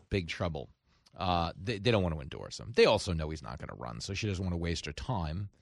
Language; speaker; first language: English; native; English